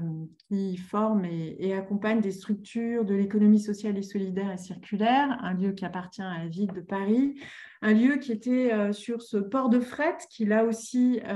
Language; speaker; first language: French; native; French